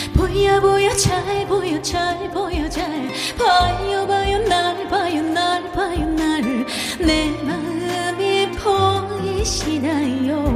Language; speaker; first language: Korean; native; Korean